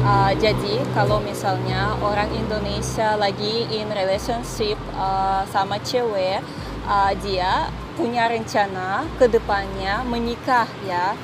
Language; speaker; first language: Indonesian; non-native, fluent; Russian